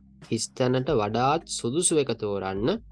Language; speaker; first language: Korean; non-native, learner; Sinhala